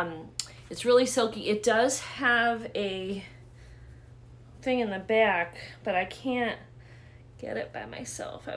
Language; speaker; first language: English; native; English